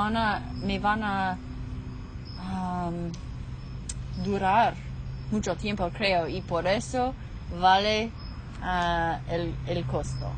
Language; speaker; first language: Spanish; non-native, fluent; English